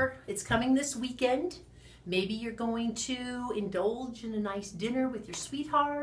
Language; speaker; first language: English; native; English